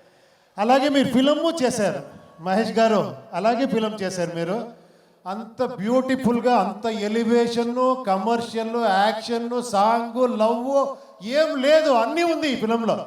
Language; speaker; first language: Telugu; non-native, fluent; Kannada